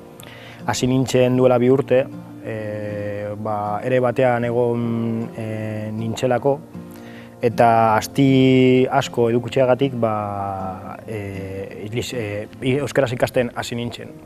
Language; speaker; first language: Basque; non-native, local second language; Spanish